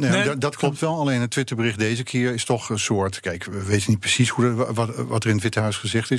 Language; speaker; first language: Dutch; native; Dutch